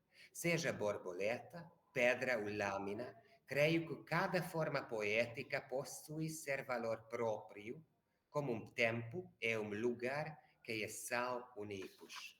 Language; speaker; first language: Portuguese; non-native, learner; Hungarian